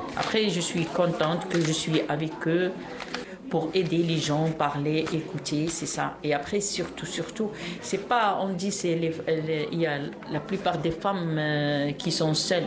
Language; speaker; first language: French; non-native, local second language; Arabic